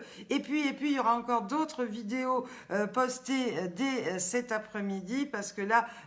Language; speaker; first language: French; native; French